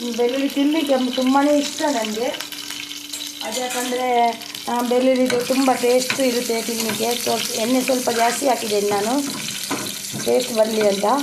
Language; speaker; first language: Kannada; non-native, local second language; Tulu